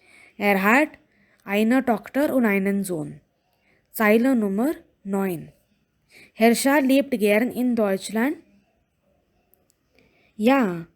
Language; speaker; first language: German; non-native, fluent; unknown